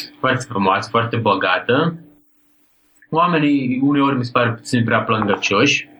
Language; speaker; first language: Romanian; non-native, fluent; Italian